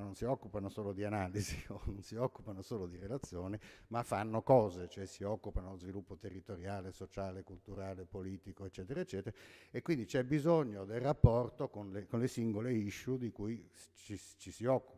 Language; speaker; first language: Italian; native; Italian